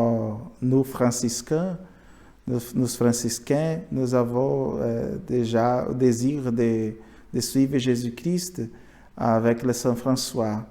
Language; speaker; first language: French; non-native, learner; Portuguese